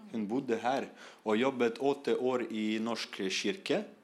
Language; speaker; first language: Norwegian; non-native, learner; Russian